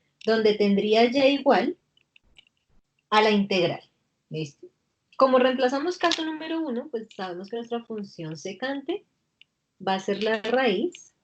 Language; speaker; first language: Spanish; native; Spanish